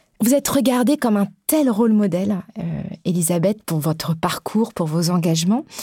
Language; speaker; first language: French; native; French